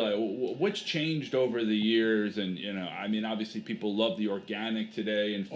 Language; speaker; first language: English; native; English